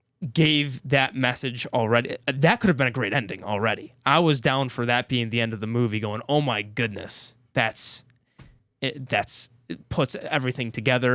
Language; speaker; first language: English; native; English